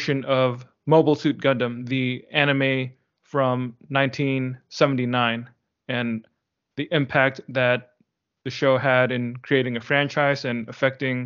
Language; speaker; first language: English; native; English